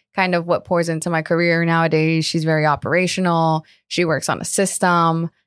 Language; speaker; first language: English; early bilingual, other home language; Spanish